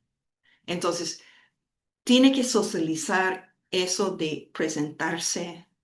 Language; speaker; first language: Spanish; non-native, fluent; English